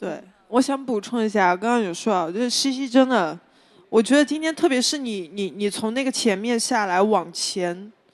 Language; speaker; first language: Chinese; non-native, fluent; Japanese